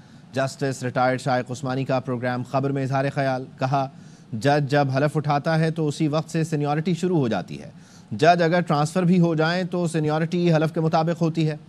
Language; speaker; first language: Urdu; native; Urdu